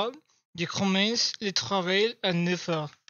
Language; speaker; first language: French; non-native, learner; Spanish